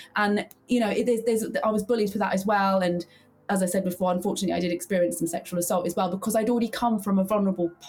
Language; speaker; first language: English; early bilingual, heritage; English